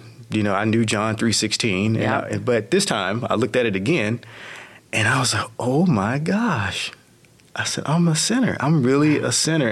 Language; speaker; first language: English; native; English